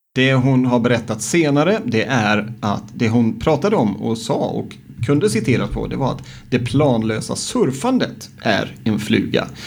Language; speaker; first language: Swedish; native; Swedish